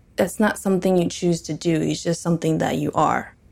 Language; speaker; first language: English; early bilingual, other home language; Chinese